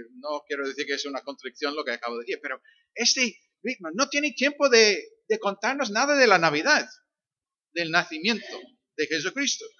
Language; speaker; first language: Spanish; non-native, fluent; English